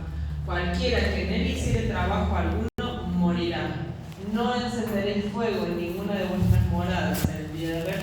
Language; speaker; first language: Spanish; native; Spanish